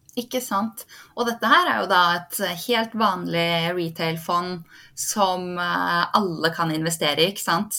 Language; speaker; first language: Norwegian; native; Norwegian